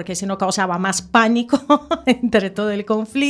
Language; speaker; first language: Spanish; native; Spanish